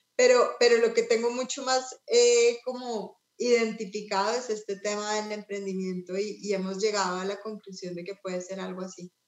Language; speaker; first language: Spanish; native; Spanish